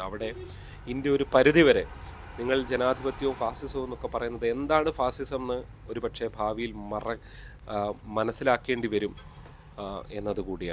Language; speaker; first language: Malayalam; native; Malayalam